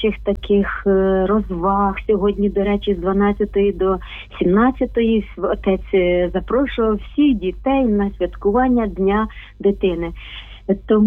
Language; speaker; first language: Ukrainian; native; Ukrainian